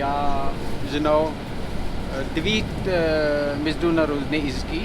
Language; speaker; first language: Russian; non-native, learner; Urdu